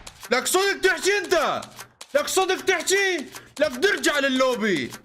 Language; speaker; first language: Arabic; native; Arabic